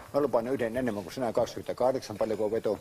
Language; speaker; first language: Finnish; native; Finnish